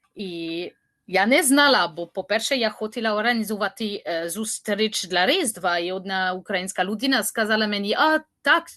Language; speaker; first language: Ukrainian; non-native, learner; French